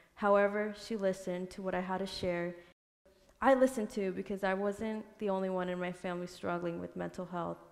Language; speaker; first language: English; early bilingual, other home language; Spanish